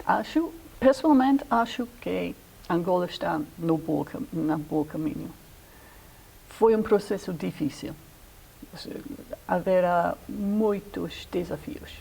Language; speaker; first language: Portuguese; non-native, fluent; English